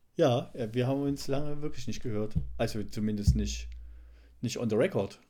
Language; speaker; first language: German; native; German